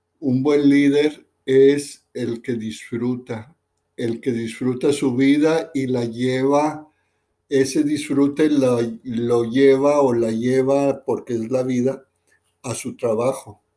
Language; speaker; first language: Spanish; native; Spanish